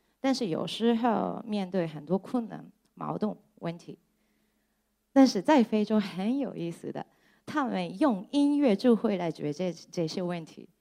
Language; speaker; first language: Chinese; non-native, fluent; Japanese